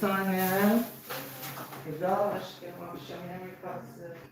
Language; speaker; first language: Turkish; non-native, learner; Filipino